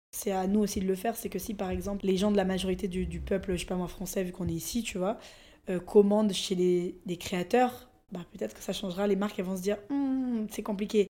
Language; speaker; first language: French; non-native, local second language; Lingala